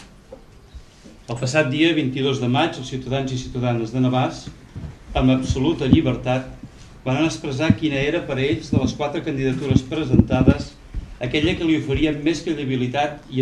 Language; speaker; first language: Catalan; native; Catalan